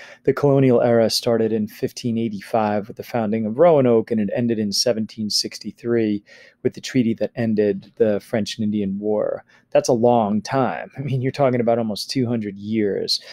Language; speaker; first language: English; native; English